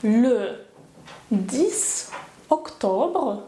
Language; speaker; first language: French; non-native, fluent; Polish